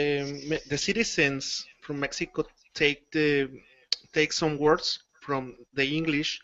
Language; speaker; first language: English; non-native, learner; Spanish